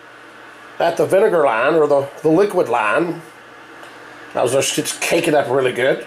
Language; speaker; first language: English; native; English